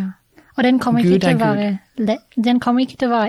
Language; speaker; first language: Norwegian; non-native, fluent; English